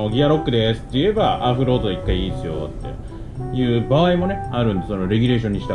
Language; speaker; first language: Japanese; native; Japanese